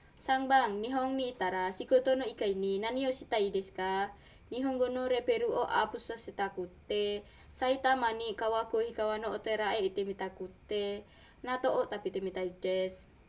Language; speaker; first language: Japanese; non-native, learner; Indonesian